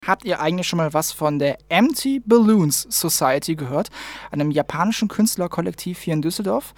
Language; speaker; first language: German; native; German